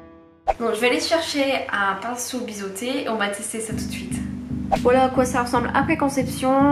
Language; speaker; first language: French; native; French